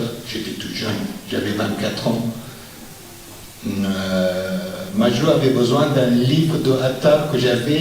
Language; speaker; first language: French; non-native, fluent; Persian